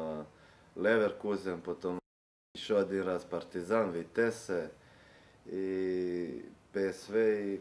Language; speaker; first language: Russian; non-native, learner; Serbian